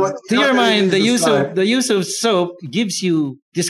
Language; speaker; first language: English; non-native, local second language; Filipino